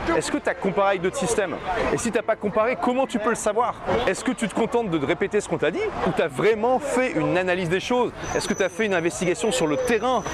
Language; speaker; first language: French; native; French